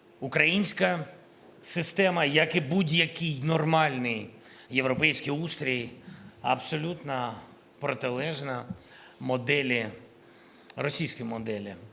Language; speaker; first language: Ukrainian; non-native, local second language; Russian